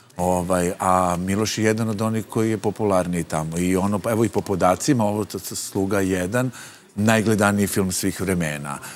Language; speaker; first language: Serbian; native; Serbian